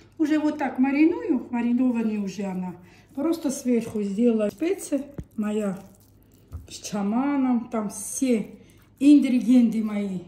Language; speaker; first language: Russian; non-native, fluent; Armenian